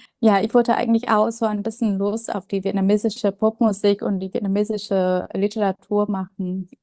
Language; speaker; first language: German; non-native, fluent; Vietnamese